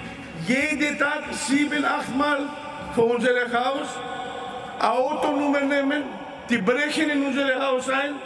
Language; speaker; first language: German; non-native, fluent; Greek